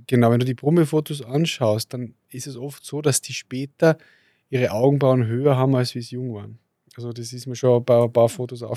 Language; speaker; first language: German; native; German